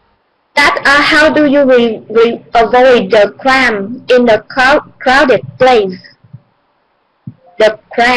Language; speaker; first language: English; non-native, learner; Vietnamese